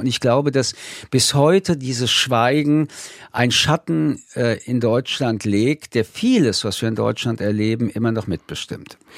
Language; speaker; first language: German; early bilingual, other home language; French